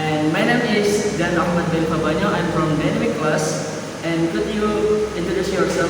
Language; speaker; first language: English; non-native, learner; Indonesian